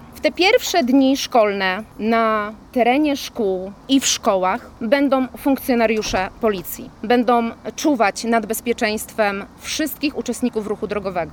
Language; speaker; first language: Polish; native; Polish